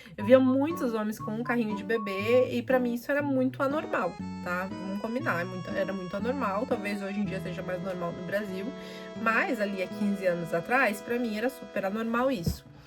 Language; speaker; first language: Portuguese; native; Portuguese